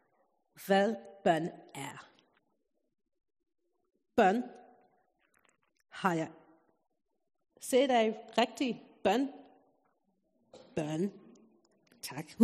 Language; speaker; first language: Danish; non-native, fluent; English